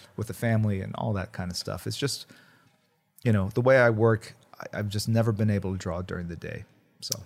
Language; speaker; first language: English; early bilingual, other home language; Korean